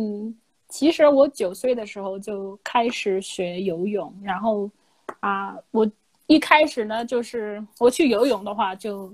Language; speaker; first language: Chinese; non-native, fluent; English